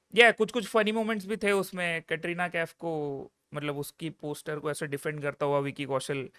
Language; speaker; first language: Hindi; non-native, local second language; Malayalam